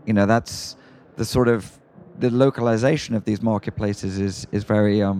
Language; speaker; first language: English; native; English